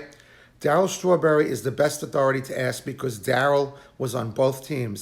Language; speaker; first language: English; native; English